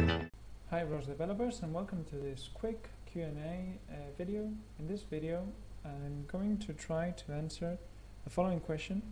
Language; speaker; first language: English; non-native, fluent; Spanish